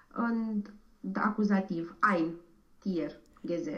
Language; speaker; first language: German; non-native, learner; Romanian